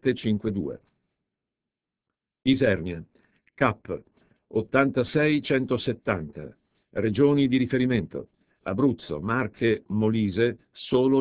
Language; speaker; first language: Italian; native; Italian